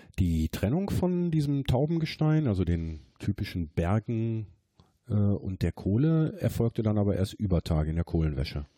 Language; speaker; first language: German; native; German